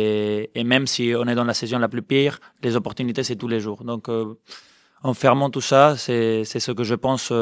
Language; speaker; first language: French; non-native, fluent; Spanish